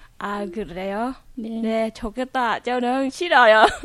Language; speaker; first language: Korean; non-native, learner; Vietnamese